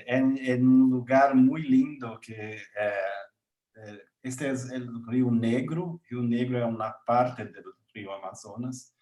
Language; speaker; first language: Spanish; non-native, learner; Portuguese